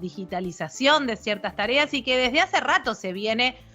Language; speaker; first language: Spanish; native; Spanish